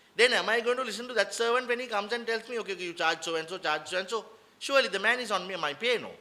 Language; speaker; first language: English; non-native, local second language; Sinhala